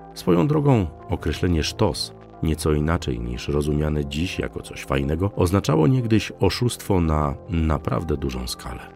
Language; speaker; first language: Polish; native; Polish